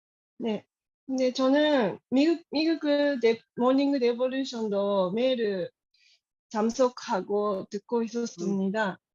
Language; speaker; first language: Korean; non-native, learner; Japanese